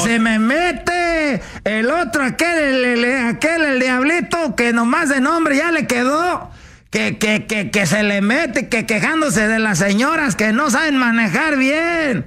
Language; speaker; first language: Spanish; native; Spanish